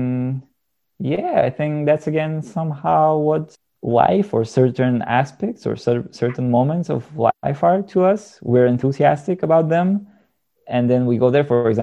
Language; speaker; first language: English; non-native, fluent; Bulgarian